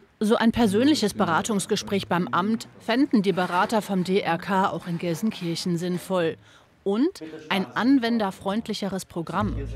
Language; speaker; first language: German; native; German